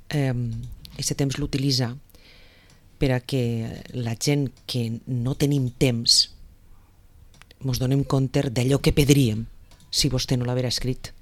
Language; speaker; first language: Catalan; native; Catalan